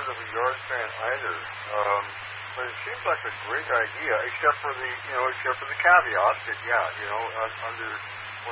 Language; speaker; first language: English; native; English